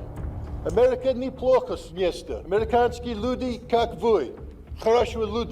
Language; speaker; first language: Russian; non-native, learner; English